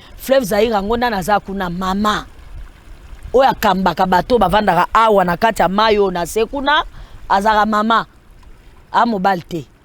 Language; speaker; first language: Lingala; native; Lingala